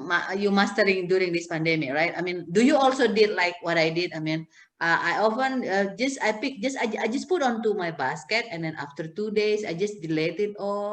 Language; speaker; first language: English; non-native, fluent; Indonesian